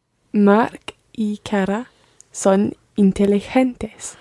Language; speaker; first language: Spanish; non-native, learner; English